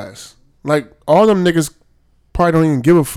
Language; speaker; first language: English; native; English